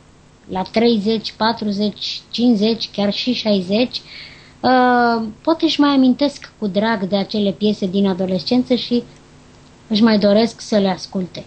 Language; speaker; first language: Romanian; native; Romanian